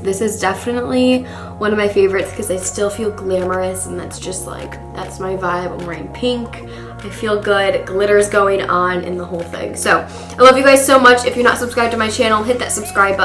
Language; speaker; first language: English; native; English